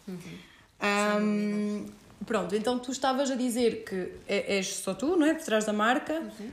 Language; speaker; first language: Portuguese; early bilingual, heritage; Portuguese